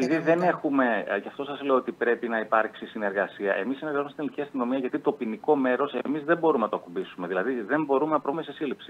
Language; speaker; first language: Greek; native; Greek